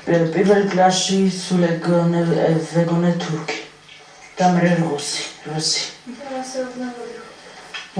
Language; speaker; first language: Georgian; early bilingual, heritage; Georgian